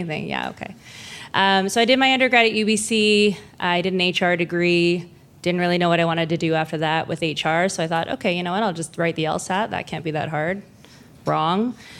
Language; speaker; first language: English; native; English